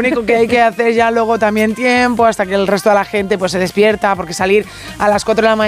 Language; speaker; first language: Spanish; native; Spanish